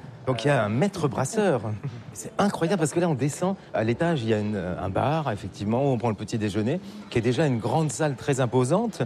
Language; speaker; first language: French; native; French